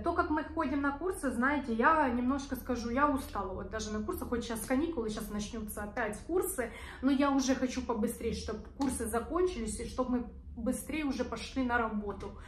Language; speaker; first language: Russian; native; Russian